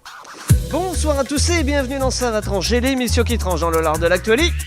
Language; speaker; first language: French; native; French